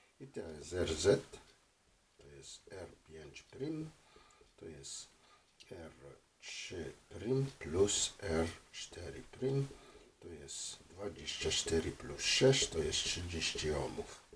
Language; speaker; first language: Polish; non-native, fluent; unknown